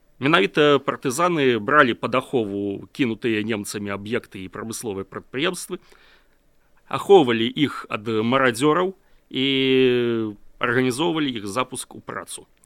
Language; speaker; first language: Belarusian; native; Belarusian